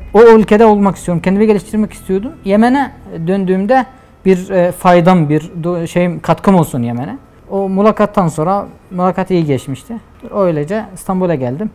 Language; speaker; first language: Turkish; non-native, fluent; Arabic